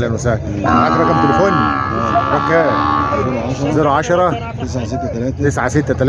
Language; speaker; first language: Arabic; native; Arabic